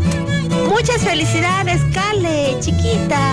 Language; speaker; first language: Spanish; native; Spanish